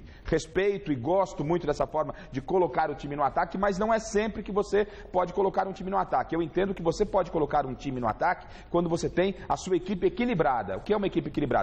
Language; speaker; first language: Portuguese; native; Portuguese